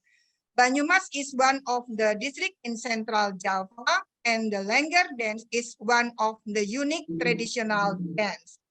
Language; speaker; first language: English; non-native, fluent; Indonesian